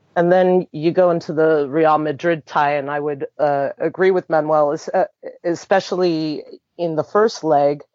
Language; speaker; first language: English; early bilingual, other home language; German